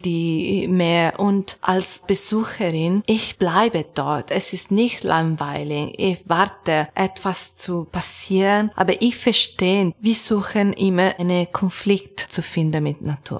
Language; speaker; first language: German; non-native, learner; Italian